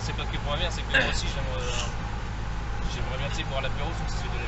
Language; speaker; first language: French; native; French